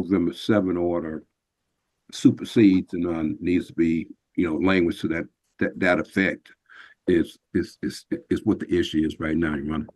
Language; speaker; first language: English; native; English